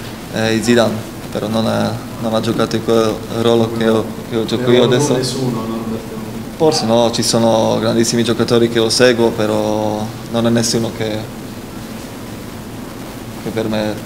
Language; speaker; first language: Italian; non-native, fluent; Slovak